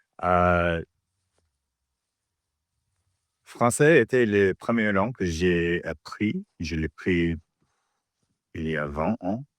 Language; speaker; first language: French; non-native, learner; English